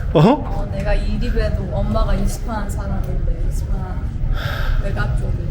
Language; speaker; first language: Korean; non-native, fluent; Persian